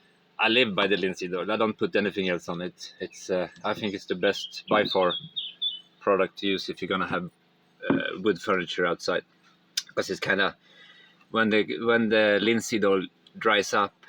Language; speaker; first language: English; non-native, fluent; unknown